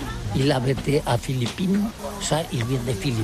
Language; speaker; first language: French; non-native, learner; Catalan